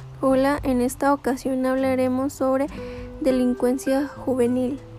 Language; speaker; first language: Spanish; native; Spanish